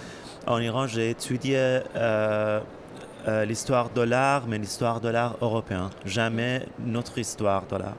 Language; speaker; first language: French; non-native, fluent; Persian